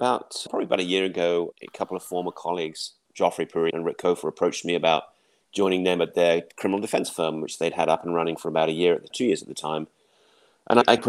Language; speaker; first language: English; native; English